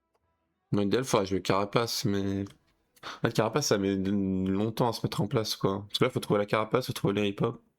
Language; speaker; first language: French; native; French